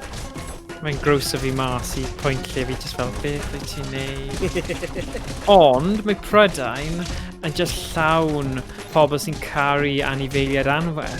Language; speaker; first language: Welsh; native; Welsh